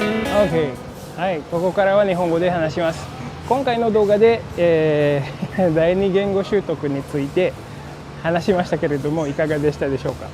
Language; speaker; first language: Japanese; non-native, fluent; Indonesian